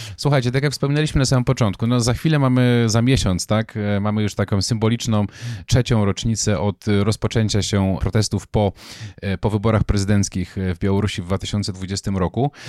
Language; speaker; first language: Polish; native; Polish